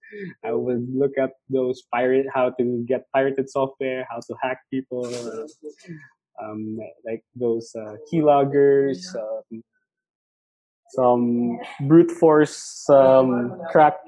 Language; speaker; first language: English; non-native, local second language; Cebuano